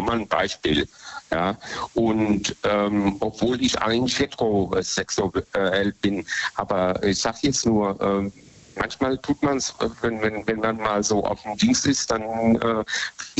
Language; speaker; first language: German; native; German